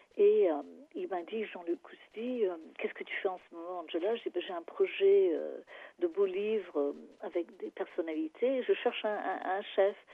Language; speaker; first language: French; non-native, fluent; English